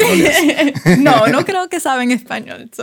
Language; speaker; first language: Spanish; early bilingual, other home language; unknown